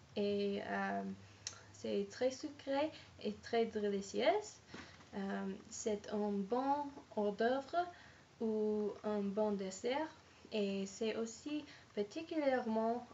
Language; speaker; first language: French; non-native, learner; English